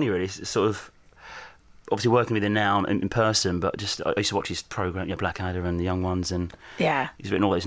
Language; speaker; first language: English; native; English